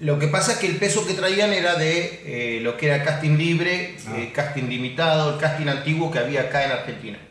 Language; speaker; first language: Spanish; native; Spanish